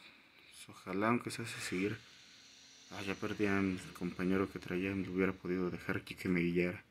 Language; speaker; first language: Spanish; native; Spanish